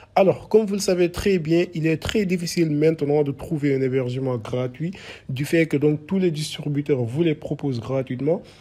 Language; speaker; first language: French; non-native, local second language; Wolof